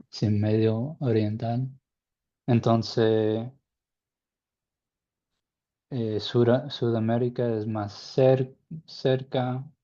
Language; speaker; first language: Spanish; non-native, learner; English